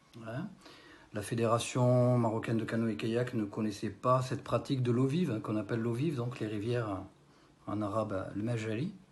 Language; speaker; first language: French; early bilingual, other home language; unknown